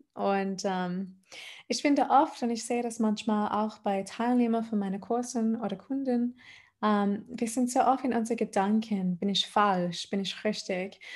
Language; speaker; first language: German; non-native, fluent; English